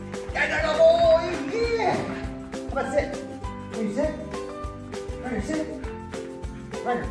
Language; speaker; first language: English; native; English